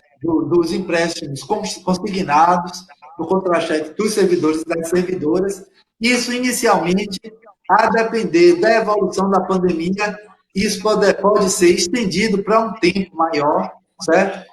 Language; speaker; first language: Portuguese; native; Portuguese